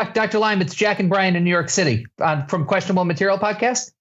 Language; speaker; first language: English; native; English